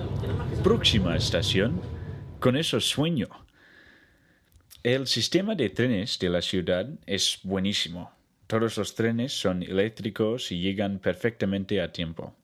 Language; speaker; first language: Spanish; non-native, learner; English